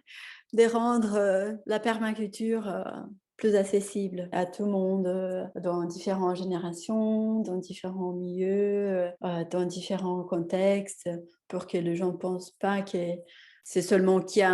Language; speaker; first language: French; non-native, fluent; Portuguese